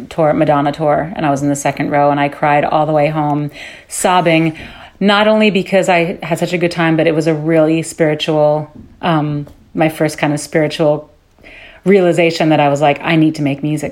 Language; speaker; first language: English; early bilingual, other home language; Dutch